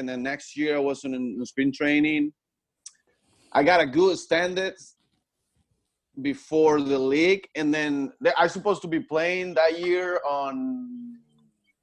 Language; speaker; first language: English; non-native, fluent; Spanish